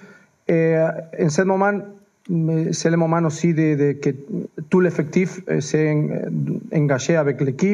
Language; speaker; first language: French; non-native, fluent; Spanish